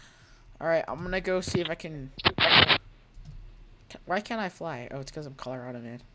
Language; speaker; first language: English; native; English